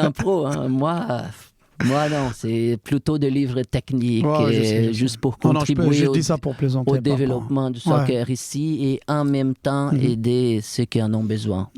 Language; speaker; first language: French; non-native, fluent; Portuguese